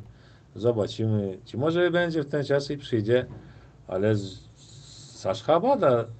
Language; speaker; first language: Polish; non-native, fluent; Turkmen